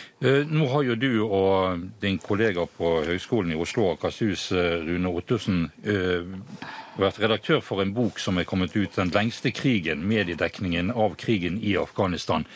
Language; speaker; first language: Norwegian; native; Norwegian